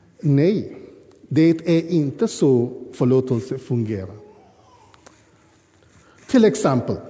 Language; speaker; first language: Swedish; non-native, fluent; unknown